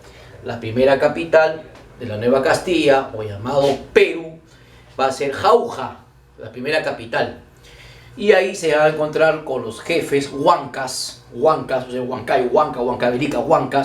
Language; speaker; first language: Spanish; native; Spanish